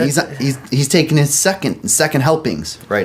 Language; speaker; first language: English; native; English